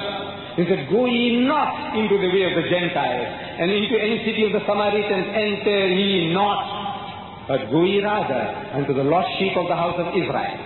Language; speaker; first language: English; early bilingual, other home language; Gujarati